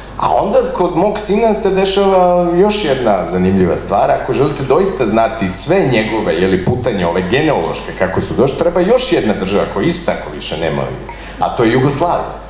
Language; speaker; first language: Croatian; native; Croatian